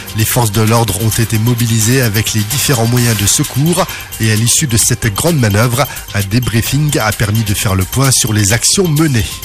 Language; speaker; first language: French; native; French